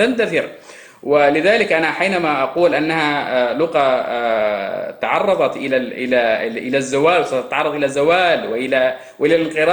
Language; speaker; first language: Arabic; non-native, local second language; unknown